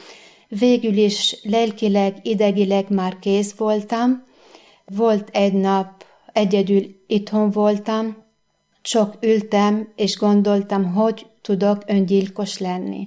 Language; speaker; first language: Hungarian; non-native, fluent; Arabic